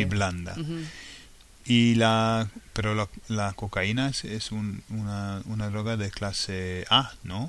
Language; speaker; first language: Spanish; non-native, fluent; English